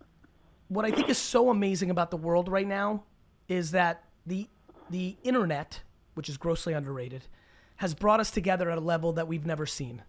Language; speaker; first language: English; early bilingual, other home language; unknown